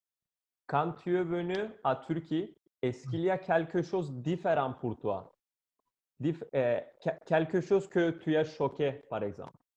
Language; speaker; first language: French; non-native, learner; Turkish